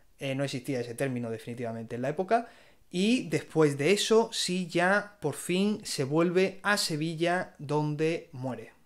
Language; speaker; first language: Spanish; native; Spanish